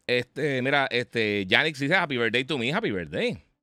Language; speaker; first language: English; non-native, local second language; Spanish